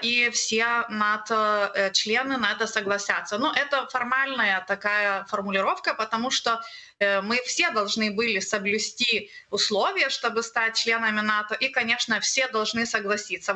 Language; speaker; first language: Russian; non-native, fluent; Lithuanian